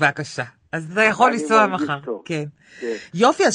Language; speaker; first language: Hebrew; native; Hebrew